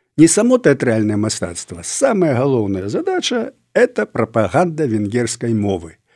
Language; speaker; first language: Belarusian; native; Belarusian